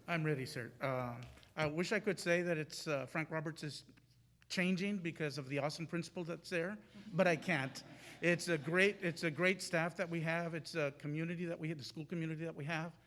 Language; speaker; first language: English; native; English